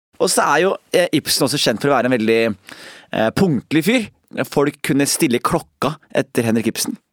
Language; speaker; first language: Norwegian; native; Norwegian